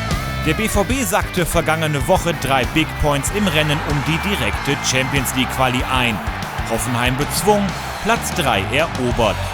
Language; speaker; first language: German; native; German